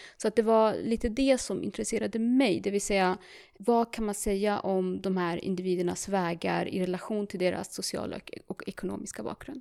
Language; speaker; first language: Swedish; early bilingual, other home language; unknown